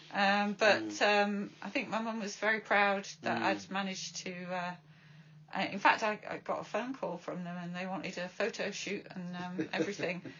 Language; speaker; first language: English; native; English